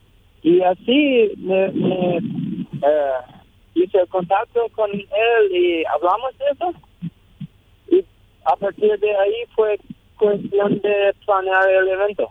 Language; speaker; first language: Spanish; non-native, local second language; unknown